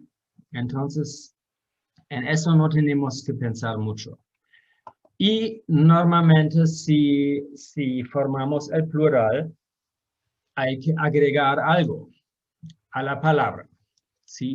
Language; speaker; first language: Spanish; non-native, fluent; German